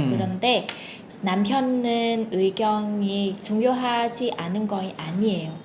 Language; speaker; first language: Korean; non-native, fluent; Vietnamese